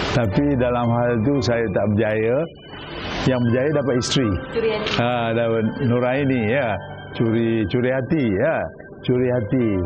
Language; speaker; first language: Malay; native; Malay